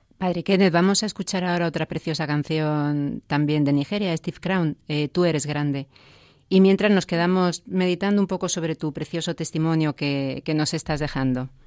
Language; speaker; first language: Spanish; native; Spanish